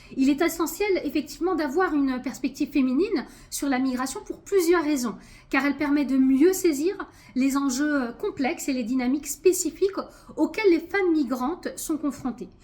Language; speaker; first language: French; early bilingual, other home language; Arabic